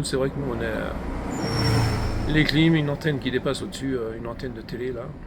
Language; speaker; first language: French; native; French